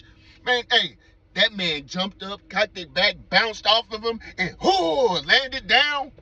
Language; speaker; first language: English; native; English